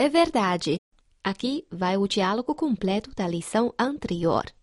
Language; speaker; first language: Portuguese; non-native, fluent; Chinese